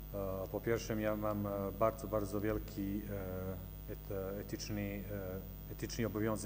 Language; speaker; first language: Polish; non-native, learner; Serbian